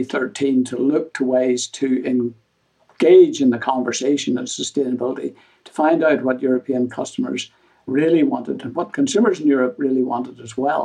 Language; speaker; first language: English; native; English